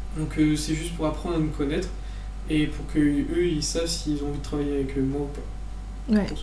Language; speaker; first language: French; native; French